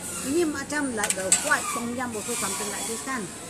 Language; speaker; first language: English; non-native, local second language; Chinese